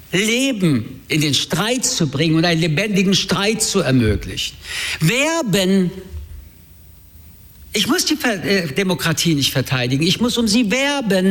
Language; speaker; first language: German; early bilingual, other home language; French